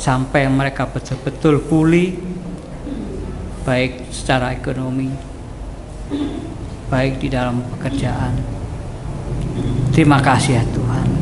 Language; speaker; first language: Indonesian; native; Indonesian